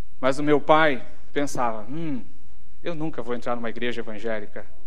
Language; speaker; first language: Portuguese; native; Portuguese